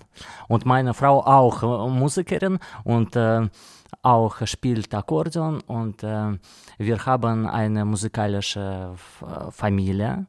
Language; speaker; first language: German; non-native, learner; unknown